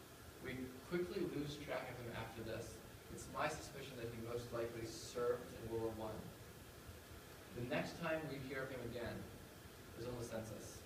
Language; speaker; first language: English; native; English